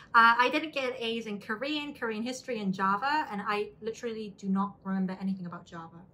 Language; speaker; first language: English; early bilingual, other home language; Korean